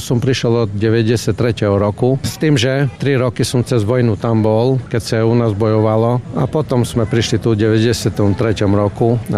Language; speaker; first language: Slovak; non-native, fluent; Croatian